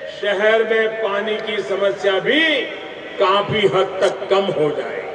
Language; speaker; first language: Hindi; non-native, local second language; Gujarati